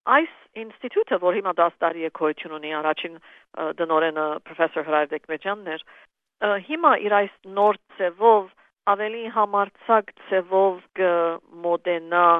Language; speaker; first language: Armenian; early bilingual, heritage; Armenian